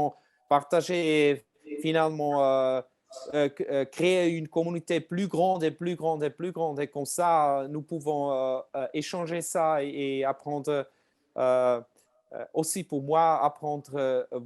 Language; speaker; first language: French; non-native, learner; German